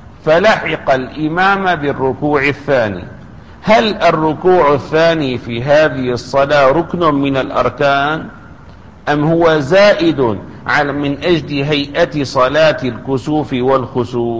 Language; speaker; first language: Arabic; native; Arabic